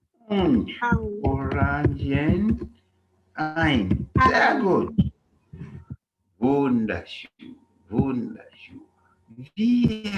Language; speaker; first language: German; non-native, fluent; English